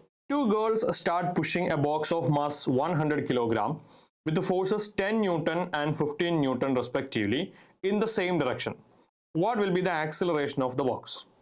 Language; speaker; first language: English; non-native, local second language; Malayalam